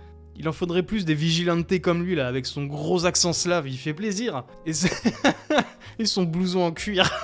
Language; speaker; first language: French; native; French